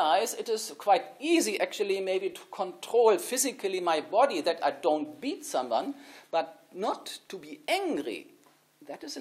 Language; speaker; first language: English; non-native, fluent; German